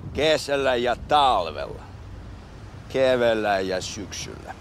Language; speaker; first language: Finnish; non-native, fluent; Russian